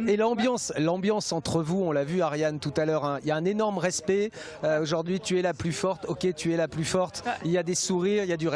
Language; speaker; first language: French; native; French